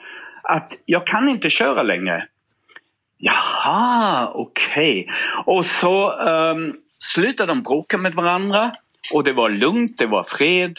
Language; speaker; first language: Swedish; non-native, fluent; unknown